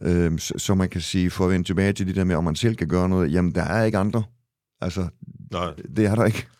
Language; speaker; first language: Danish; early bilingual, other home language; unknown